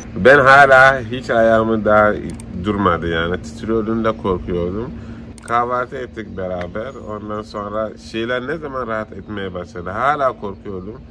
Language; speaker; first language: Turkish; non-native, fluent; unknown